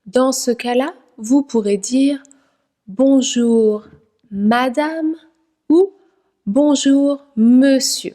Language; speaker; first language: French; native; French